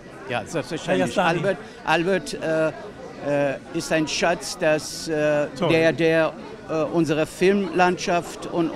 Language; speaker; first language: German; non-native, fluent; Persian